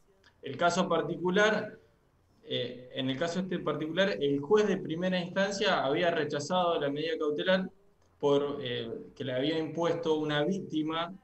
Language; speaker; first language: Spanish; native; Spanish